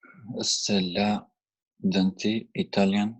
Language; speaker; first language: French; non-native, learner; Albanian